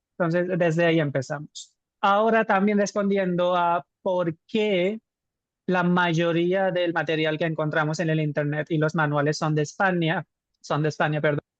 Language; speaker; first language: Spanish; non-native, fluent; Hindi